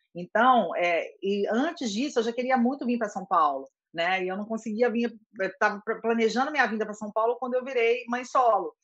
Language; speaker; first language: Portuguese; native; Portuguese